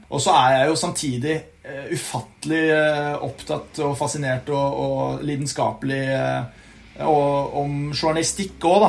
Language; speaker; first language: Norwegian; early bilingual, heritage; Norwegian